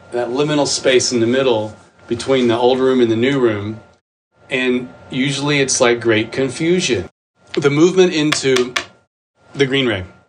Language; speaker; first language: English; native; English